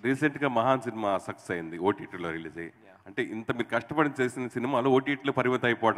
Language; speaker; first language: Telugu; native; Telugu